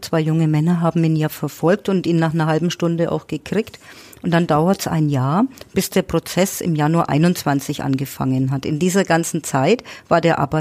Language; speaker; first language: German; native; German